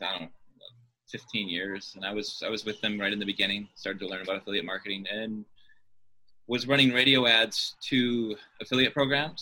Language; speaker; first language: English; native; English